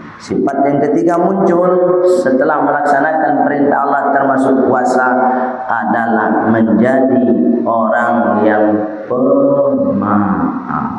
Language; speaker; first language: Malay; non-native, local second language; Minangkabau